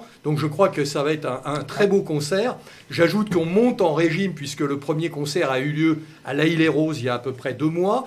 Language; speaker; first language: French; native; French